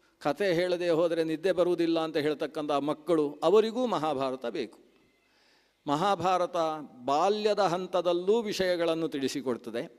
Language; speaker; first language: Kannada; non-native, local second language; Tulu